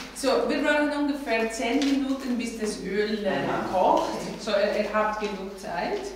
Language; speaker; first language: German; non-native, fluent; Greek